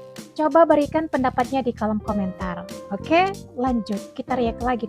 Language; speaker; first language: Indonesian; native; Indonesian